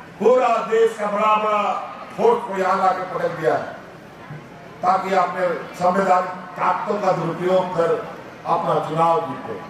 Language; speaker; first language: Hindi; non-native, local second language; Santali